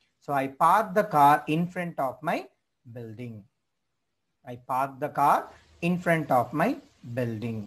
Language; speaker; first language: English; non-native, local second language; Tamil